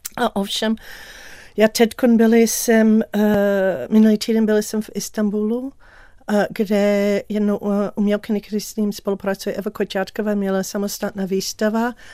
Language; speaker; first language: Czech; non-native, learner; English